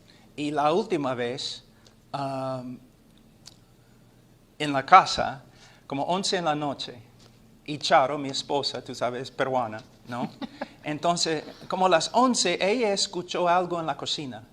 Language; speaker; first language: Spanish; non-native, fluent; English